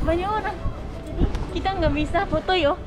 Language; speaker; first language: Indonesian; non-native, fluent; Japanese